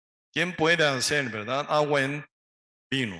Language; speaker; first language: Spanish; non-native, learner; Korean